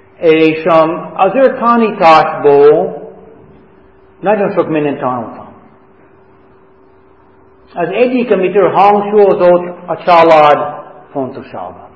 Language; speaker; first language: Hungarian; non-native, fluent; English